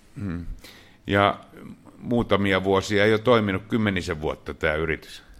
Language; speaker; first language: Finnish; native; Finnish